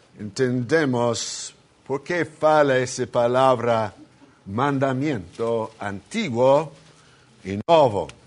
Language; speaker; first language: Spanish; non-native, fluent; English